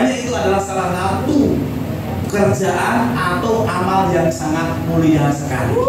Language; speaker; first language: Indonesian; native; Indonesian